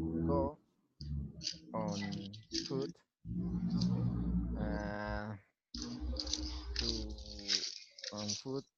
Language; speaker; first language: English; non-native, learner; Spanish